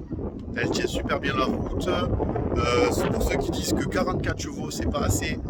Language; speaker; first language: French; native; French